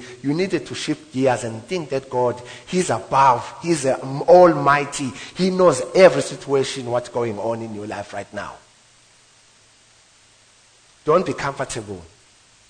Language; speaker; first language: English; non-native, local second language; Zulu